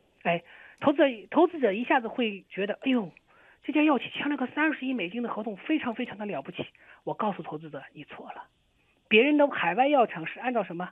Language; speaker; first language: Chinese; native; Chinese